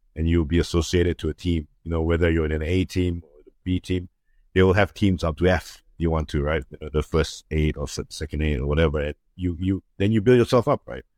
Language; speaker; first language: English; early bilingual, other home language; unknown